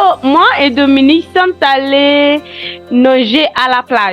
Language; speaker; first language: French; non-native, learner; English